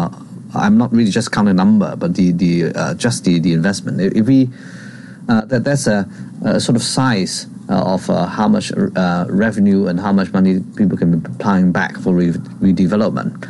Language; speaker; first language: English; non-native, local second language; Cantonese